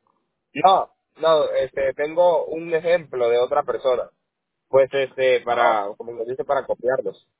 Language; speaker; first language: Spanish; native; Spanish